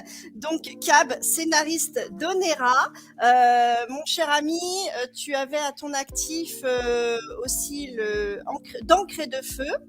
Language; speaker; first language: French; native; French